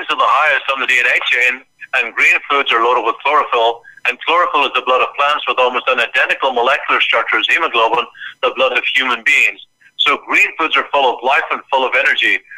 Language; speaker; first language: English; native; English